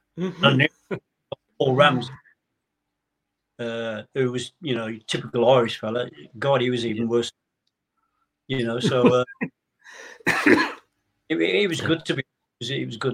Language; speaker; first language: English; native; English